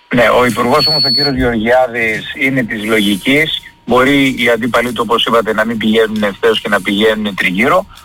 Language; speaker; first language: Greek; native; Greek